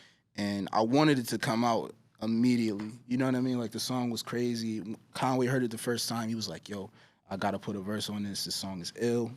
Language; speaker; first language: English; native; English